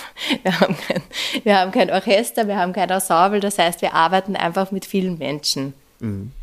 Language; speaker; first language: German; native; German